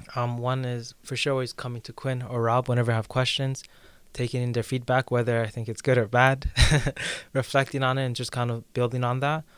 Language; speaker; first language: English; native; English